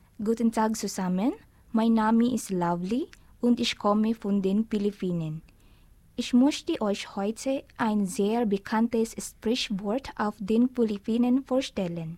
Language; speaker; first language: German; non-native, learner; Filipino